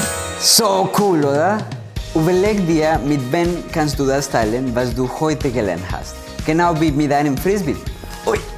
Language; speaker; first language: German; non-native, fluent; Spanish